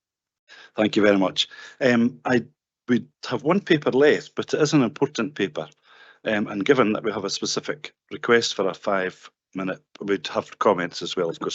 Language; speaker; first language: English; native; English